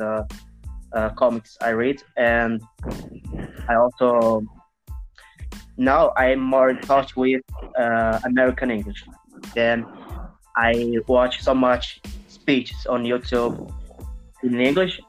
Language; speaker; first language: English; non-native, learner; Portuguese